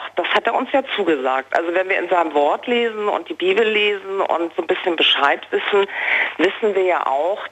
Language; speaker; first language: German; native; German